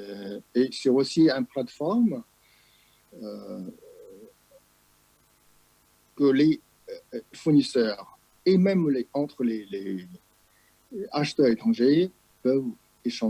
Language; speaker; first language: French; non-native, fluent; Chinese